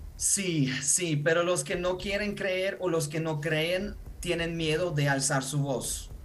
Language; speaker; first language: Spanish; non-native, fluent; Ukrainian